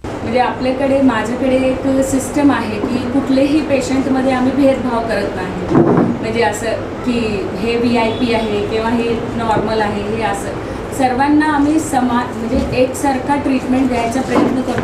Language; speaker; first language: Marathi; non-native, fluent; Hindi